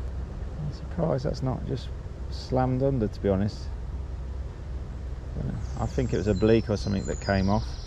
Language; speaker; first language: English; native; English